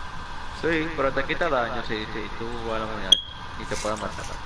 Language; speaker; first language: Spanish; native; Spanish